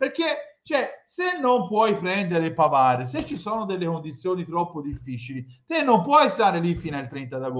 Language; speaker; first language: Italian; native; Italian